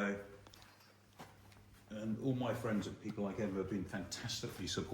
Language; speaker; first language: English; native; English